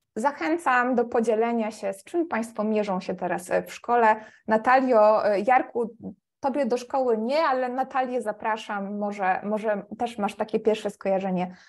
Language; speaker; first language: Polish; native; Polish